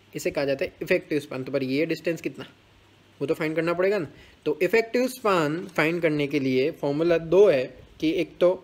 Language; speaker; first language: Hindi; non-native, local second language; Gujarati